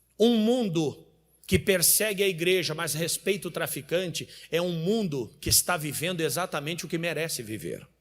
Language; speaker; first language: Portuguese; native; Portuguese